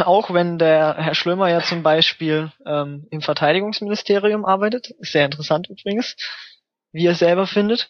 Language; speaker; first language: German; native; German